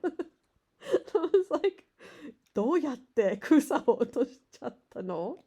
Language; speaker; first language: Japanese; non-native, learner; English